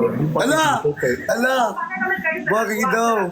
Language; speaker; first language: Filipino; native; Filipino